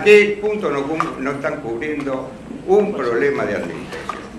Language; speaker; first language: Spanish; native; Spanish